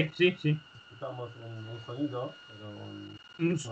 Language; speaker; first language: Spanish; non-native, fluent; Polish